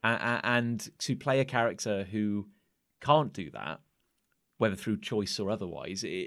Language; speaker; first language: English; native; English